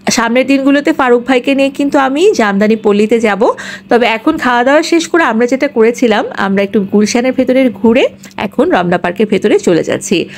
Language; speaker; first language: Bangla; native; Bangla